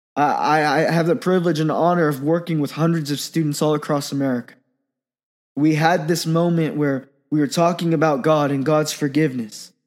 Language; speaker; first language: English; native; English